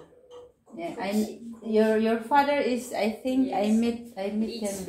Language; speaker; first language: English; non-native, learner; Filipino